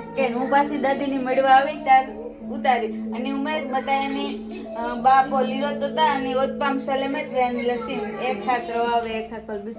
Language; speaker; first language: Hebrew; non-native, learner; Gujarati